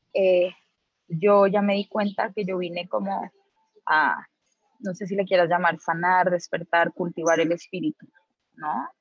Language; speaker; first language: Spanish; native; Spanish